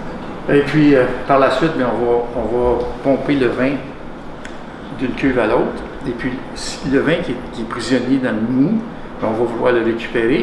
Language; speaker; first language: French; native; French